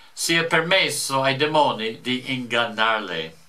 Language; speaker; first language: Italian; non-native, fluent; English